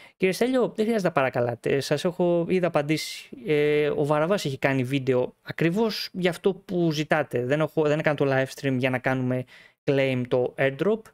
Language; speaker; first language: Greek; native; Greek